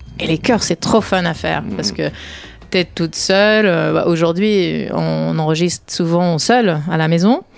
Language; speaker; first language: French; non-native, fluent; English